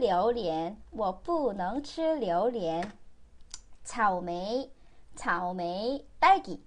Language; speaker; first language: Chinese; non-native, fluent; Korean